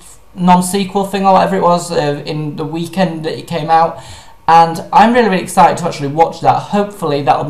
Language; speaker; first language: English; native; English